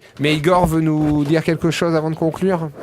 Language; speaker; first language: French; native; French